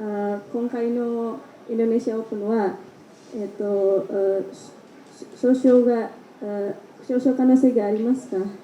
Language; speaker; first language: Japanese; non-native, learner; Indonesian